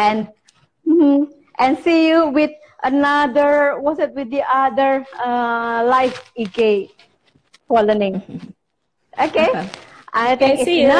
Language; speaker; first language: English; non-native, fluent; Indonesian